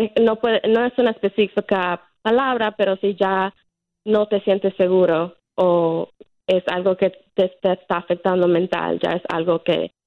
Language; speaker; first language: Spanish; early bilingual, heritage; Spanish